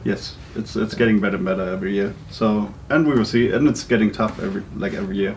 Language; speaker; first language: English; non-native, fluent; German